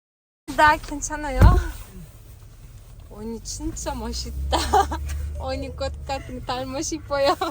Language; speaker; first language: Korean; non-native, learner; Kazakh